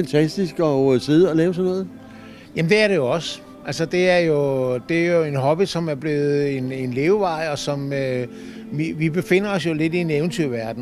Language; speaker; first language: Danish; native; Danish